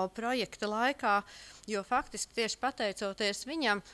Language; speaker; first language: Latvian; native; Latvian